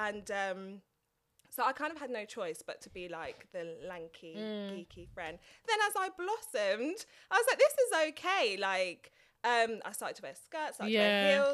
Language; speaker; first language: English; native; English